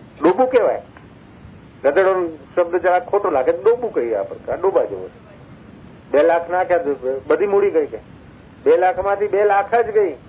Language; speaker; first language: Gujarati; non-native, local second language; Sindhi